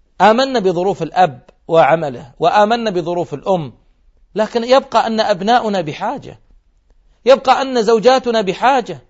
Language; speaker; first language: Arabic; native; Arabic